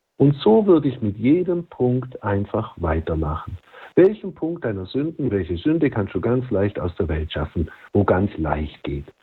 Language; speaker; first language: German; native; German